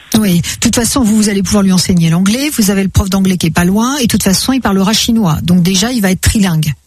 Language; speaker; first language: French; native; French